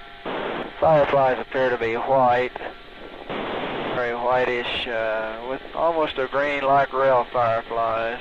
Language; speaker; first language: English; native; English